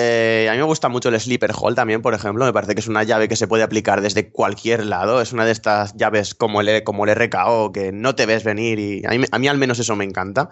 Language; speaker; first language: Spanish; native; Spanish